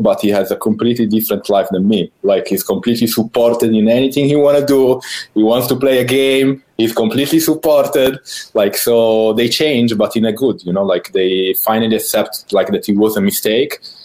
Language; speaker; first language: English; non-native, fluent; Italian